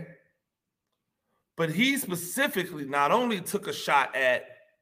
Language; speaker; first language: English; native; English